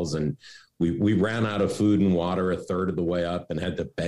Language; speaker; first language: English; native; English